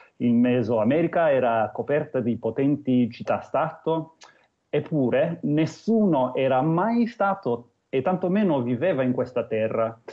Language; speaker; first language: Italian; non-native, fluent; English